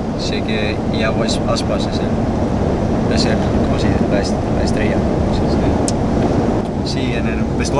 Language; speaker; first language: Spanish; non-native, fluent; Swedish